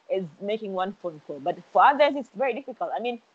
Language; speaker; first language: English; non-native, local second language; Swahili